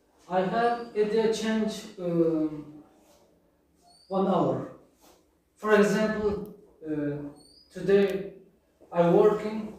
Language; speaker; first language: English; non-native, learner; Turkish